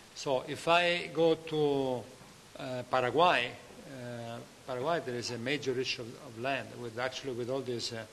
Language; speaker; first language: English; non-native, fluent; Italian